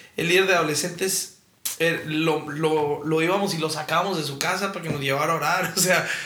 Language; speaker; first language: Spanish; native; Spanish